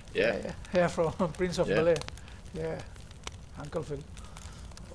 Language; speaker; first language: English; non-native, learner; Spanish